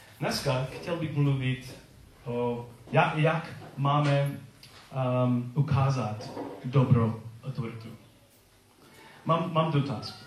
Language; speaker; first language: Czech; non-native, learner; English